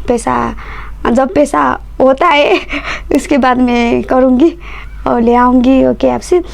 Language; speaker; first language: Hindi; non-native, learner; Nepali